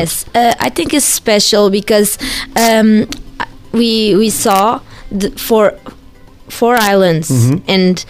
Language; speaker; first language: English; non-native, learner; Portuguese